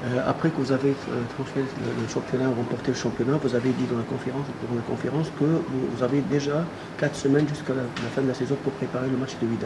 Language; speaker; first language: French; non-native, fluent; Arabic